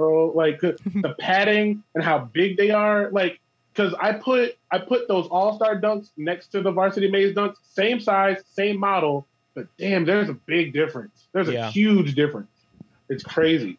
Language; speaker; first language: English; native; English